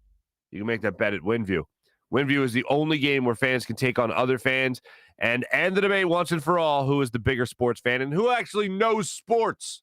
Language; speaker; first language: English; native; English